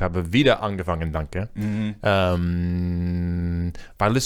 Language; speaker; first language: German; non-native, learner; English